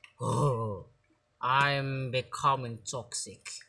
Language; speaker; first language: English; non-native, local second language; Filipino